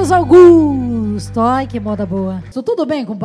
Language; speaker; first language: Portuguese; native; Portuguese